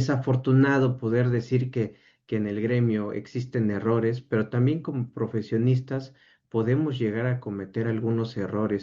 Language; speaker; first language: Spanish; native; Spanish